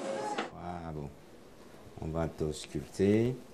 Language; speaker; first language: French; native; French